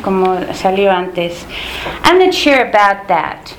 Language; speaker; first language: English; non-native, fluent; Spanish